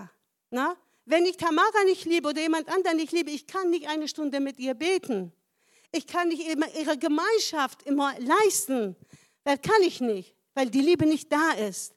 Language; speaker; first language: German; non-native, fluent; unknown